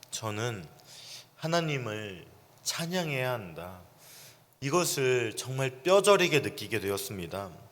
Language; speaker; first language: Korean; native; Korean